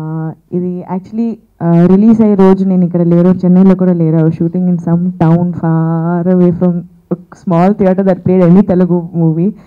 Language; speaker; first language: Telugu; non-native, fluent; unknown